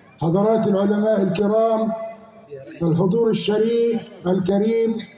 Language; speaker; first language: Arabic; native; Arabic